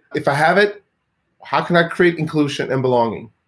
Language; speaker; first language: English; early bilingual, other home language; Swedish